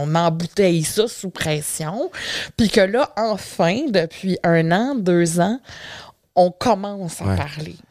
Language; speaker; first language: French; native; French